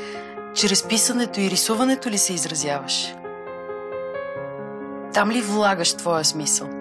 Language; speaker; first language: Bulgarian; native; Bulgarian